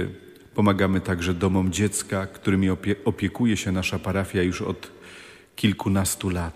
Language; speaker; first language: Polish; native; Polish